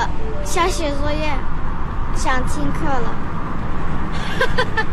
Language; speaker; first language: Chinese; non-native, local second language; Uyghur